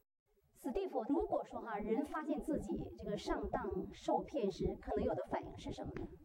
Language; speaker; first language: Chinese; native; Chinese